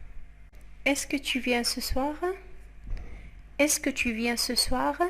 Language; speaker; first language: French; non-native, fluent; Arabic